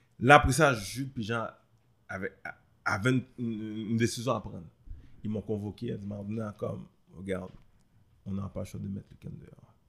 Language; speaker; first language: French; early bilingual, other home language; Haitian Creole